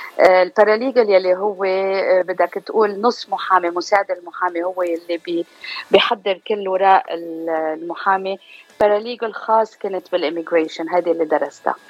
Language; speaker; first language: Arabic; native; Arabic